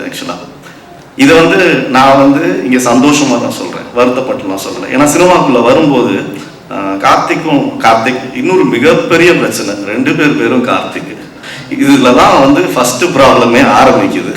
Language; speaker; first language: Tamil; native; Tamil